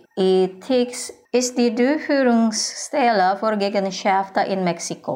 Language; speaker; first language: German; non-native, fluent; Indonesian